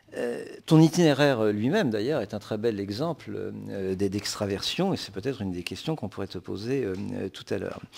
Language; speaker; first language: French; native; French